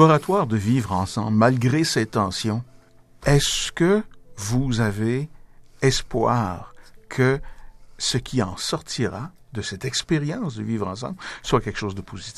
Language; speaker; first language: French; native; French